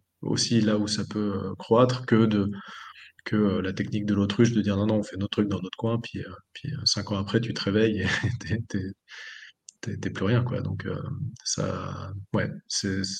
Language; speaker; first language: French; native; French